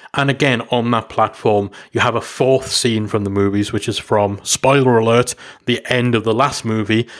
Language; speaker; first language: English; native; English